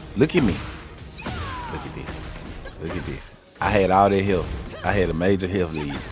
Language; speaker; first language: English; native; English